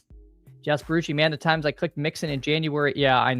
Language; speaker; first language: English; native; English